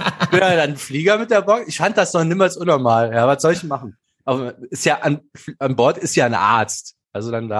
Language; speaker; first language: German; native; German